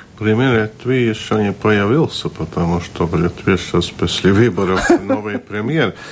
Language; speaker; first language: Russian; non-native, local second language; Latvian